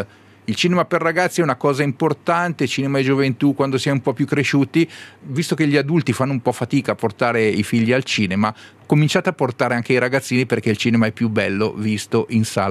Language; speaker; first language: Italian; native; Italian